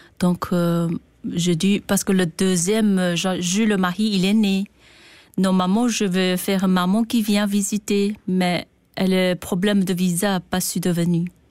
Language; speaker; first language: French; non-native, learner; Chinese